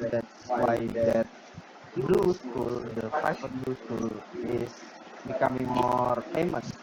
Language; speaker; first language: English; non-native, learner; Indonesian